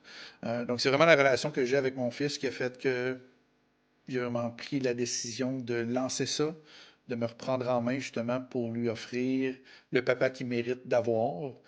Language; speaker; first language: French; native; French